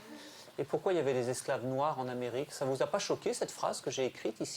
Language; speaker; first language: French; native; French